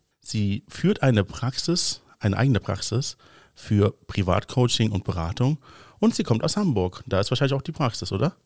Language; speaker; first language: German; native; German